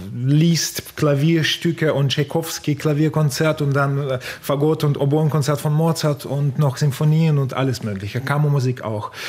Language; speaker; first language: German; non-native, fluent; Russian